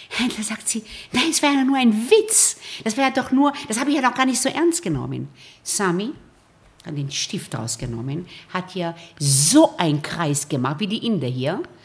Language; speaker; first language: German; early bilingual, other home language; Romanian